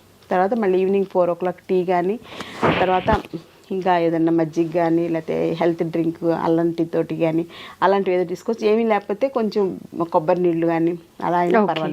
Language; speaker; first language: Telugu; native; Telugu